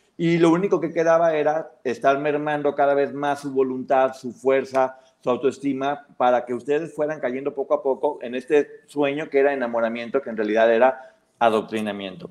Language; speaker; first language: Spanish; native; Spanish